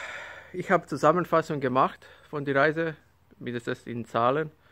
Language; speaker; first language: German; non-native, learner; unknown